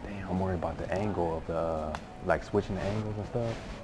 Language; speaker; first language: English; native; English